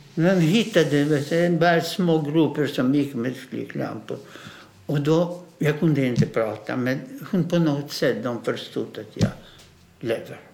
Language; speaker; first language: Swedish; non-native, fluent; Russian